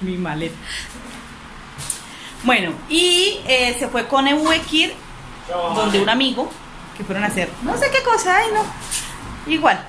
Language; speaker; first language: Spanish; native; Spanish